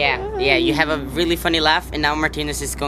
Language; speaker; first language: English; non-native, fluent; Norwegian